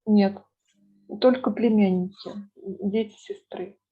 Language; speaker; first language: Russian; native; Russian